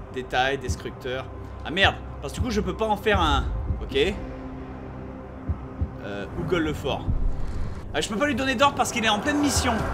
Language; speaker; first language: French; native; French